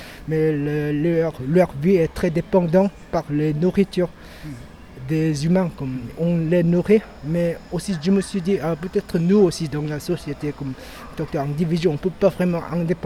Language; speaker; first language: French; non-native, learner; Korean